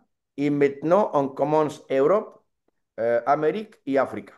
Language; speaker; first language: French; non-native, learner; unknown